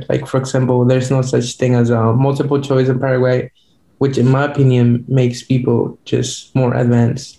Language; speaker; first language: English; non-native, fluent; Guarani